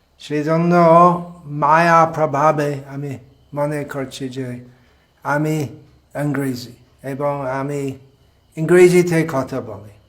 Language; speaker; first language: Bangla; non-native, fluent; English